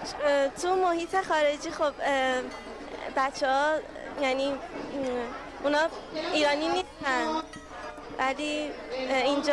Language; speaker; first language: Persian; early bilingual, heritage; Persian